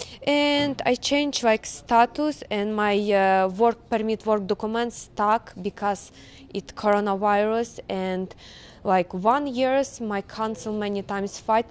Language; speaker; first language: English; non-native, learner; Ukrainian